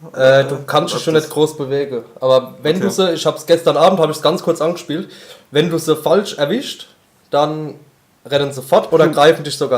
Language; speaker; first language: German; native; German